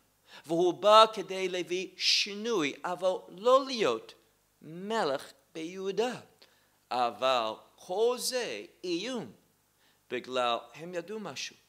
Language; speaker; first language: Hebrew; non-native, fluent; English